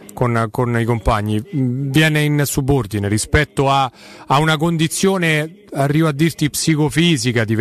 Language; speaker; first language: Italian; native; Italian